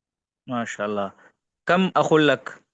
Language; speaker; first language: Arabic; non-native, learner; Urdu